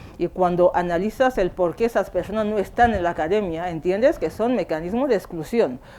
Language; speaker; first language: Spanish; non-native, fluent; Fang